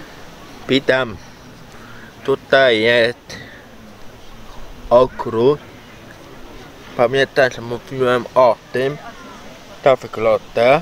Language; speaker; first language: Polish; non-native, learner; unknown